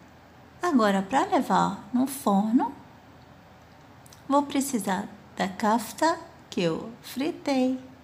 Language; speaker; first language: Portuguese; non-native, fluent; Arabic